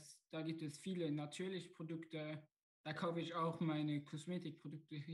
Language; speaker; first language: German; non-native, local second language; Luxembourgish